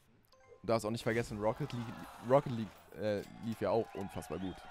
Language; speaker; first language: German; native; German